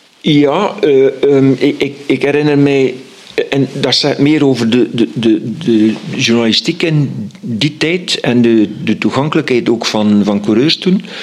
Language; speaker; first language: Dutch; native; Dutch